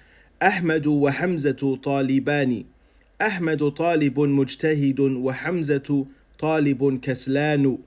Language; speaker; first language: Arabic; non-native, fluent; English